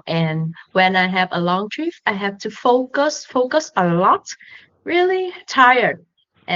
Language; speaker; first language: English; non-native, learner; Vietnamese